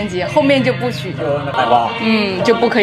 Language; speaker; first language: Chinese; native; Chinese